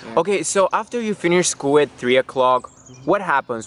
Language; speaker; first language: English; non-native, fluent; Bulgarian